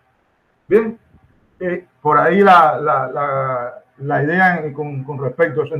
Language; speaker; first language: Spanish; native; Spanish